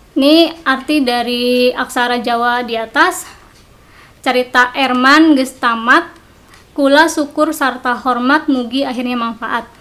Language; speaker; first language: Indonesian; non-native, local second language; Sundanese